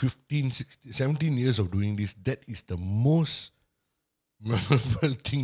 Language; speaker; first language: English; non-native, local second language; Tamil